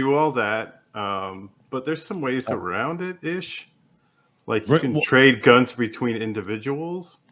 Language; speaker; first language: English; native; English